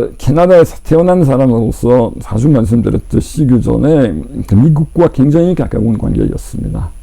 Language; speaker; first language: Korean; non-native, fluent; French